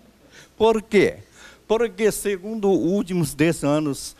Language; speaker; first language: Portuguese; non-native, fluent; Chinese